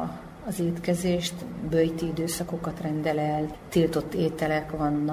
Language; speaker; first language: Hungarian; native; Hungarian